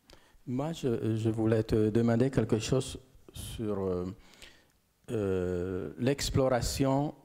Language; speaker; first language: French; non-native, fluent; Portuguese